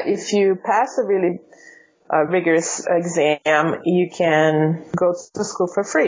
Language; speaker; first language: English; non-native, fluent; Portuguese